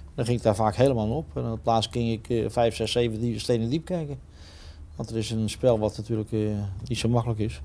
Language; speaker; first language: Dutch; native; Dutch